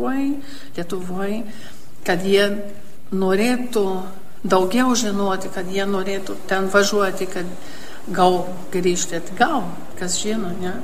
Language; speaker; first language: Lithuanian; early bilingual, heritage; Lithuanian